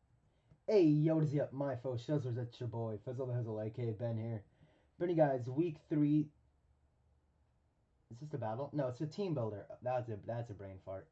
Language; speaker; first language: English; native; English